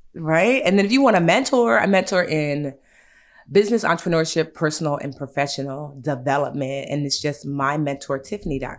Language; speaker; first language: English; native; English